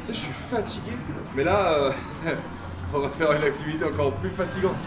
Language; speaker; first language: French; native; French